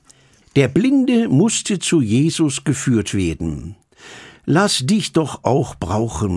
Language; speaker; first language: German; native; German